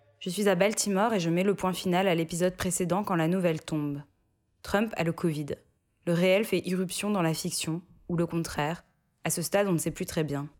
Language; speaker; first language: French; native; French